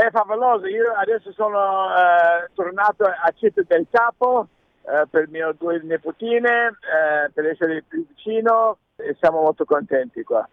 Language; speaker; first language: Italian; early bilingual, heritage; English